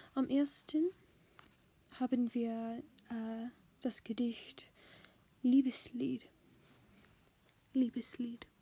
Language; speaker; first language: German; non-native, learner; English